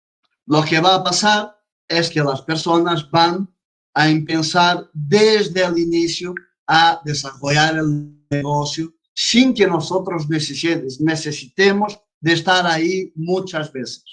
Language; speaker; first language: Spanish; non-native, fluent; Portuguese